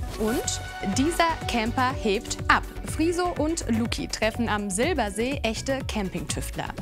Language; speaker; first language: German; native; German